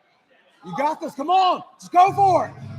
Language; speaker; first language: English; native; English